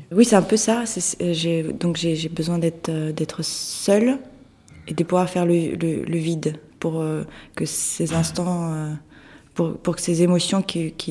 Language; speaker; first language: French; early bilingual, other home language; Russian